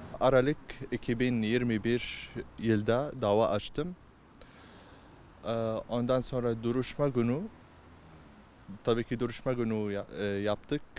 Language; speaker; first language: Turkish; non-native, learner; Arabic